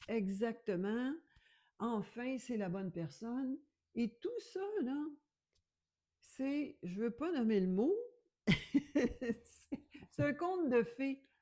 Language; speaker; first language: French; native; French